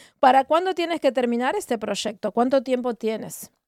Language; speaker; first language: Spanish; native; Spanish